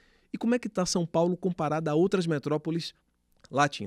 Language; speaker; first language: Portuguese; native; Portuguese